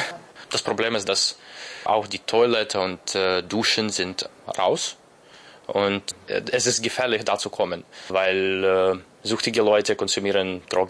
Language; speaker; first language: German; non-native, learner; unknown